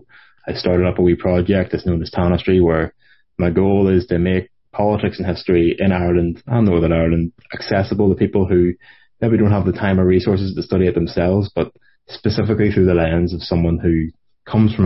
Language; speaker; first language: English; native; English